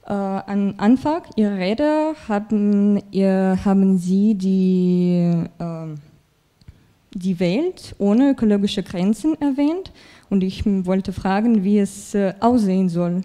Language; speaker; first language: German; non-native, fluent; Russian